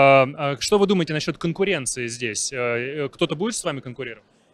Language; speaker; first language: Russian; native; Russian